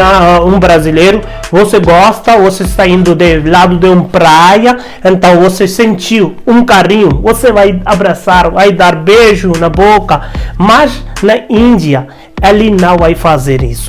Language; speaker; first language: Portuguese; non-native, learner; Hindi